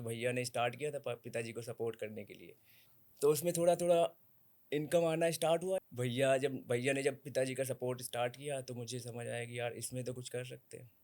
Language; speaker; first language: Hindi; native; Hindi